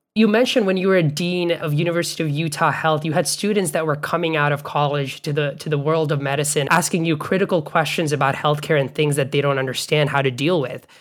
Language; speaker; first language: English; non-native, local second language; Bangla